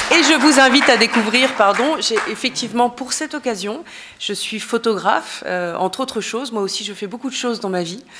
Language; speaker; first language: French; native; French